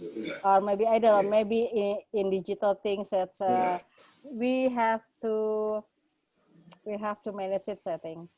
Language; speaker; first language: English; non-native, fluent; Indonesian